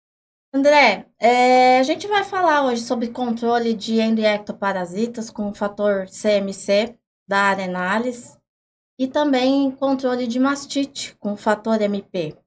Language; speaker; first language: Portuguese; native; Portuguese